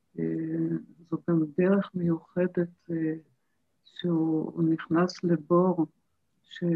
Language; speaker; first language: Hebrew; early bilingual, other home language; German